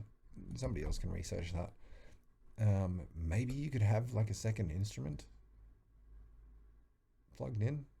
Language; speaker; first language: English; native; English